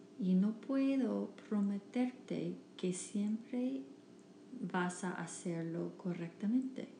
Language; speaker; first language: Spanish; non-native, fluent; English